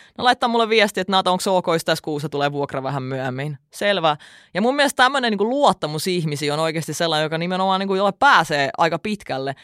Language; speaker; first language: Finnish; early bilingual, other home language; Russian